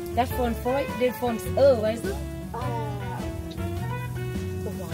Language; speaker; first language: German; non-native, learner; Filipino